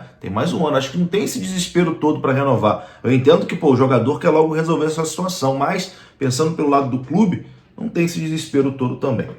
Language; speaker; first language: Portuguese; native; Portuguese